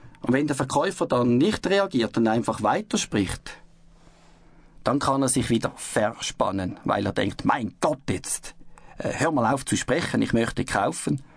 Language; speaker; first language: German; native; German